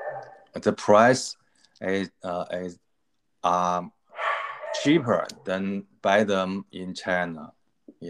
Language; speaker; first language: English; non-native, learner; Chinese